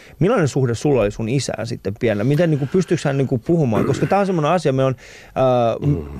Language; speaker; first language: Finnish; early bilingual, other home language; Persian